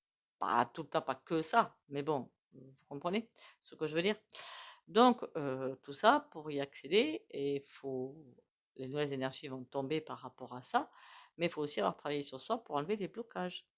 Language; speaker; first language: French; native; French